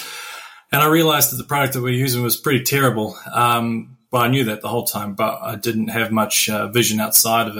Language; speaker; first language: English; native; English